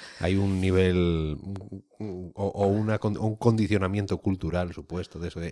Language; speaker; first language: Spanish; native; Spanish